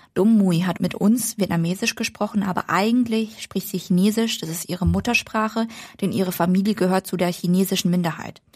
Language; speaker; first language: German; early bilingual, other home language; Vietnamese